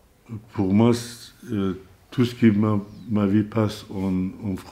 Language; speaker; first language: French; non-native, learner; Azerbaijani